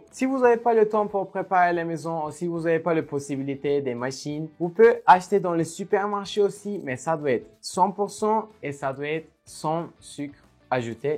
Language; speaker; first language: French; non-native, fluent; Turkish